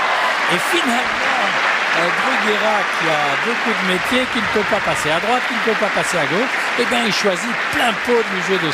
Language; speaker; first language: French; native; French